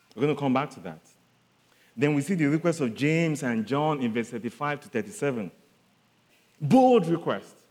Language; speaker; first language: English; non-native, local second language; Yoruba